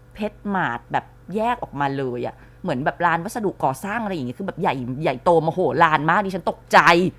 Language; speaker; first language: Thai; native; Thai